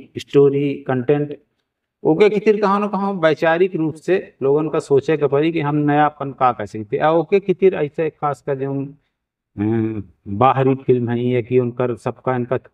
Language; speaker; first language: Hindi; native; Hindi